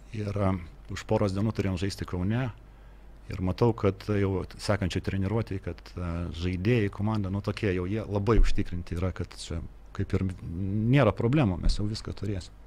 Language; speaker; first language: Lithuanian; native; Lithuanian